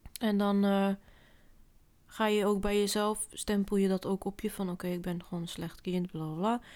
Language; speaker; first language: Dutch; early bilingual, other home language; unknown